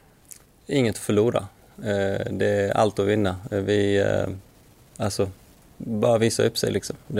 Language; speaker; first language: Swedish; non-native, fluent; Icelandic